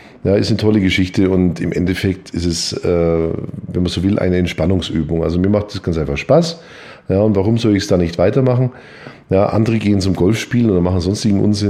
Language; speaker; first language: German; native; German